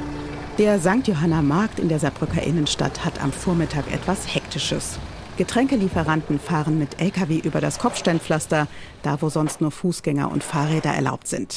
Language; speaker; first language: German; native; German